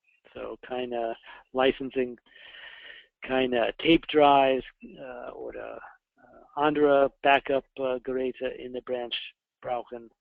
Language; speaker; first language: German; non-native, fluent; English